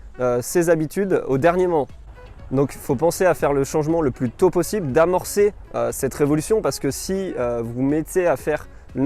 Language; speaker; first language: French; native; French